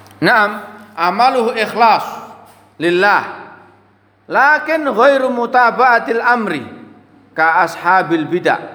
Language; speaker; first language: Arabic; non-native, fluent; Indonesian